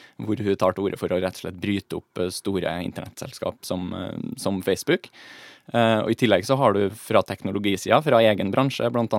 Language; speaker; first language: Norwegian; native; Norwegian